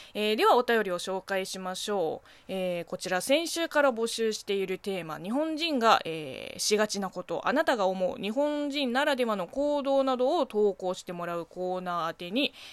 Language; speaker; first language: Japanese; non-native, fluent; Chinese